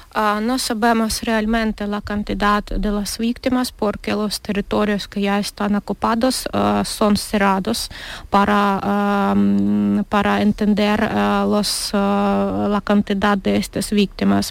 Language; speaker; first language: Spanish; non-native, learner; Ukrainian